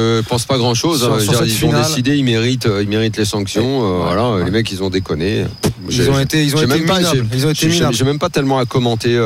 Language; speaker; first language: French; native; French